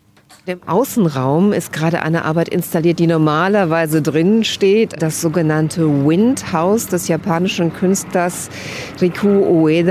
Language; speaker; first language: German; native; German